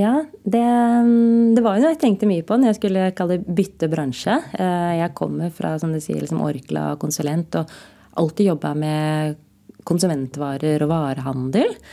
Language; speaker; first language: Norwegian; native; Norwegian